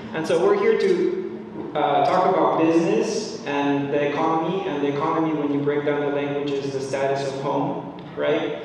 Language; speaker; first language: English; non-native, fluent; Spanish